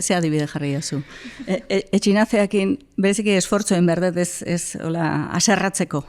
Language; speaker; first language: Basque; native; Basque